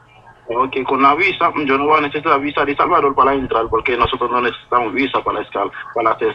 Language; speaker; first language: Spanish; non-native, learner; Haitian Creole